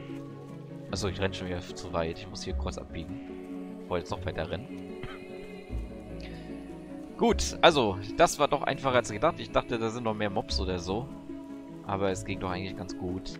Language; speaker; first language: German; native; German